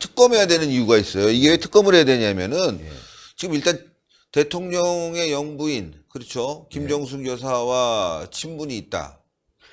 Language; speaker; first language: Korean; native; Korean